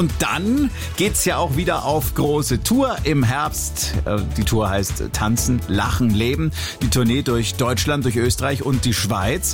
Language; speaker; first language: German; native; German